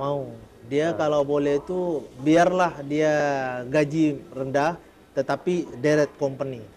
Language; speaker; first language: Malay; early bilingual, heritage; Indonesian